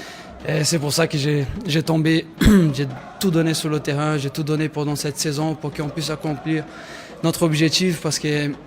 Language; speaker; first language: French; non-native, fluent; Portuguese